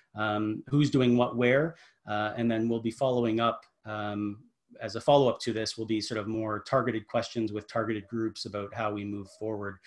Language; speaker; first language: English; native; English